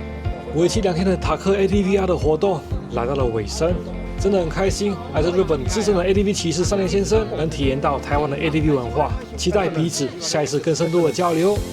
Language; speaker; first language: Chinese; native; Chinese